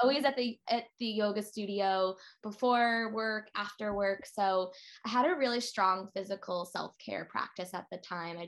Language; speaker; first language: English; native; English